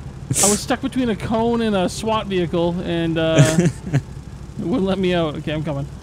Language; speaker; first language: English; native; English